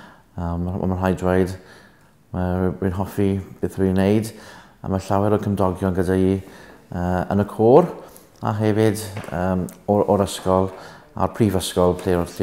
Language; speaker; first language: Welsh; non-native, local second language; English